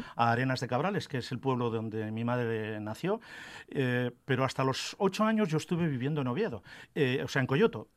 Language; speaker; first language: Spanish; native; Spanish